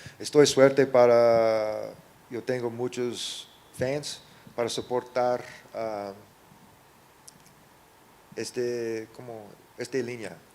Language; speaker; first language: Spanish; non-native, learner; English